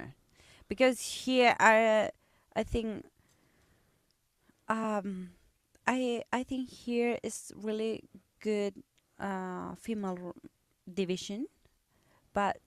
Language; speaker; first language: English; non-native, learner; Spanish